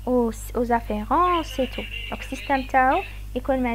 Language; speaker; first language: French; non-native, local second language; Arabic